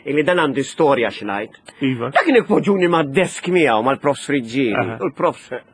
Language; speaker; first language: Maltese; native; Maltese